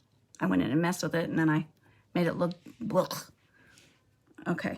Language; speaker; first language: English; native; English